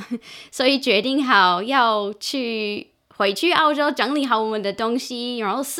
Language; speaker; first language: Chinese; non-native, fluent; English